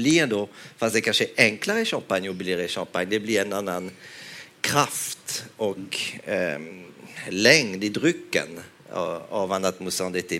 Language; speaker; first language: Swedish; non-native, fluent; French